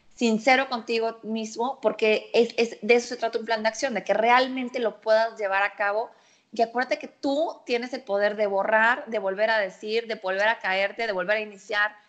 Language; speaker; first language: Spanish; native; Spanish